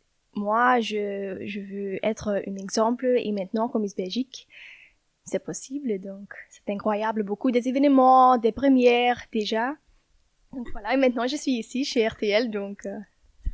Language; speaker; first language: French; non-native, learner; Dutch